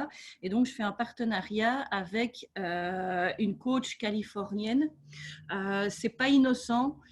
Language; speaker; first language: French; native; French